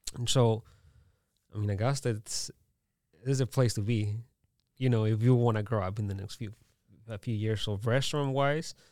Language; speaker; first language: English; early bilingual, other home language; Spanish